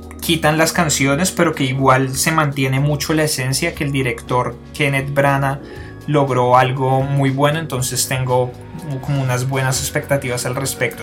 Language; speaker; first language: Spanish; native; Spanish